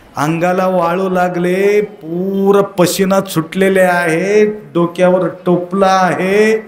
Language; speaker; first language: Marathi; non-native, local second language; Kannada